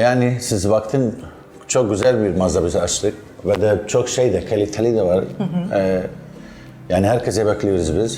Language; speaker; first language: Turkish; non-native, learner; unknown